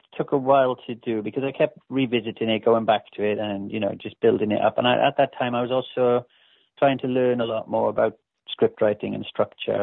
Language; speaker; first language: English; native; English